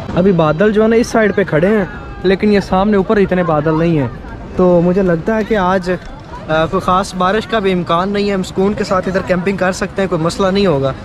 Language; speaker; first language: Urdu; non-native, local second language; Punjabi